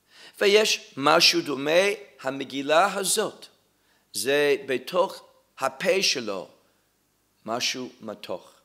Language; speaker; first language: Hebrew; non-native, fluent; English